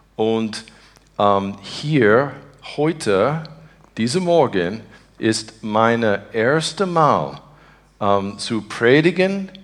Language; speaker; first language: German; non-native, learner; English